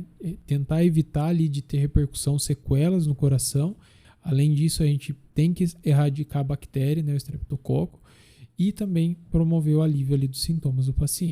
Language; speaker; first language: Portuguese; native; Portuguese